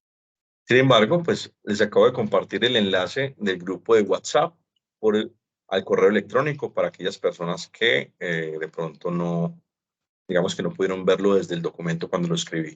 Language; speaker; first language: Spanish; native; Spanish